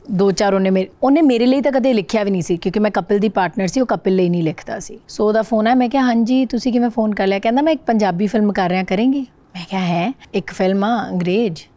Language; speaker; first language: Punjabi; non-native, local second language; Hindi